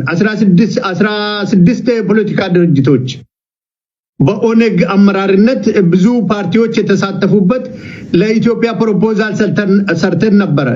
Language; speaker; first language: Amharic; non-native, local second language; Oromo